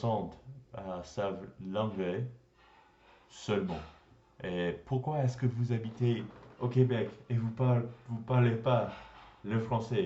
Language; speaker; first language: French; non-native, learner; English